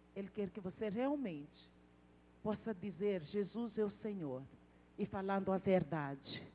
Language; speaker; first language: Portuguese; non-native, local second language; Tsonga